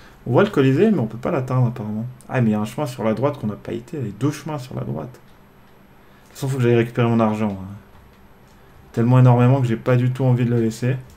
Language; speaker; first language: French; native; French